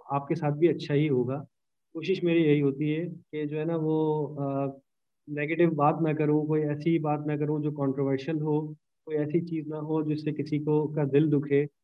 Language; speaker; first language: Urdu; native; Urdu